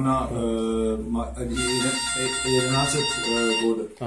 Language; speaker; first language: Russian; non-native, learner; Czech